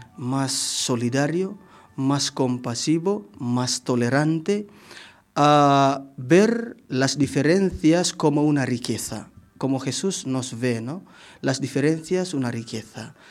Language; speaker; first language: Spanish; non-native, fluent; Indonesian